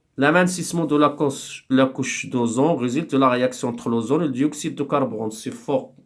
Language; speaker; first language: French; non-native, local second language; Arabic